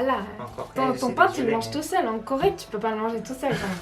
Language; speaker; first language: French; native; French